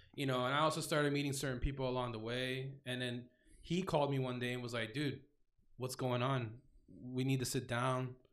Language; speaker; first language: English; native; English